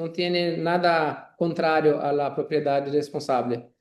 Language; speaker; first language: Spanish; non-native, learner; Portuguese